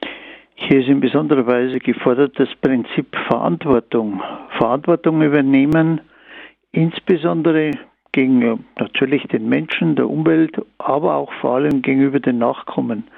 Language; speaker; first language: German; native; German